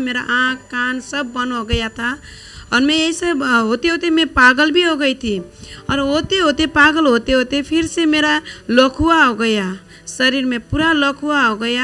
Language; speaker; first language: Hindi; non-native, local second language; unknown